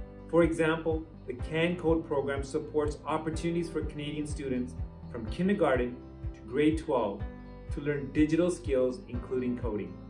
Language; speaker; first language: English; native; English